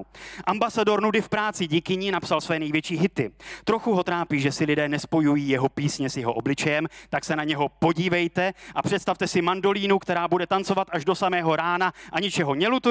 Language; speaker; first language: Czech; native; Czech